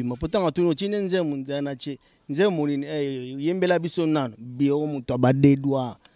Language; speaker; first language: French; non-native, local second language; Lingala